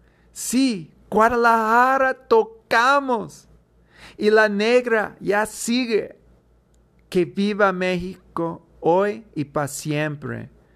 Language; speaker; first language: Spanish; non-native, fluent; English